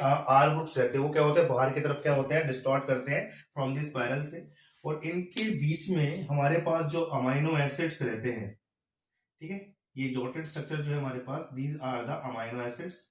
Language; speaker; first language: Hindi; native; Hindi